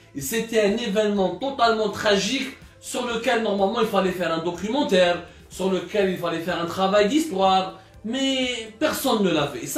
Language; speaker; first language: French; non-native, local second language; Arabic